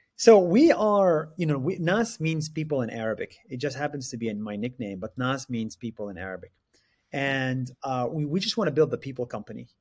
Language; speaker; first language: English; non-native, fluent; Arabic